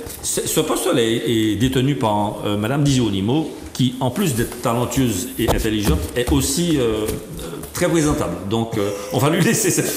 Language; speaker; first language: French; native; French